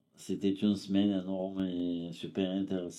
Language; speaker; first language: French; non-native, fluent; Bulgarian